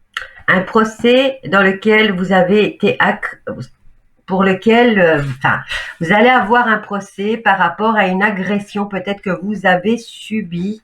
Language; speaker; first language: French; native; French